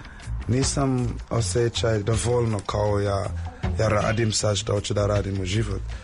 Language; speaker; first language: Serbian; non-native, learner; English